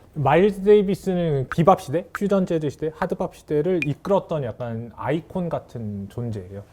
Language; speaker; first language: Korean; native; Korean